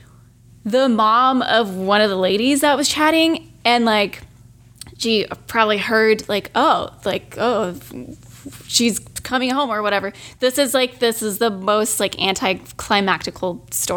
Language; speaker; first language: English; non-native, fluent; German